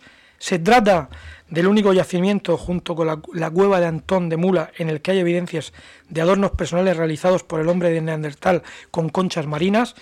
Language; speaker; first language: Spanish; native; Spanish